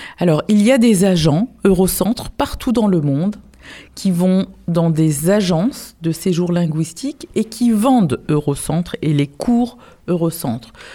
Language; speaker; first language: French; native; French